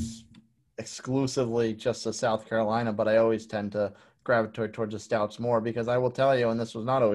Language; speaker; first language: English; native; English